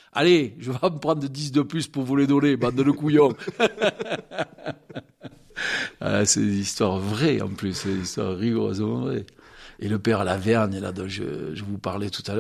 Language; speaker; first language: French; native; French